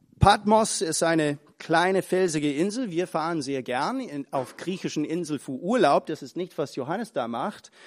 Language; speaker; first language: German; non-native, fluent; English